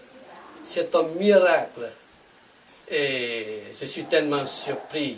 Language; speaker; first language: French; non-native, fluent; Vietnamese